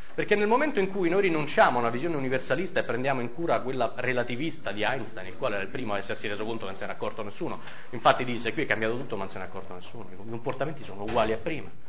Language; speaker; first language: Italian; native; Italian